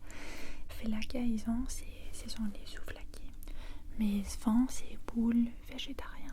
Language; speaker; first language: French; non-native, fluent; English